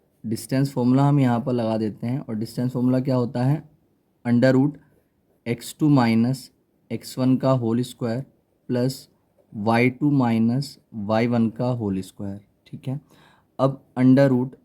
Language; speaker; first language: Hindi; native; Hindi